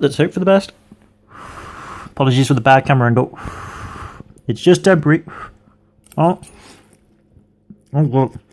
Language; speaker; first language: English; native; English